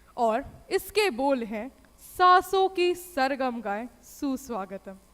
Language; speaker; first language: Hindi; native; Hindi